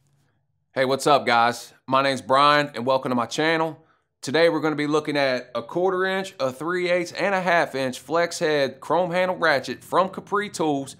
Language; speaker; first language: English; native; English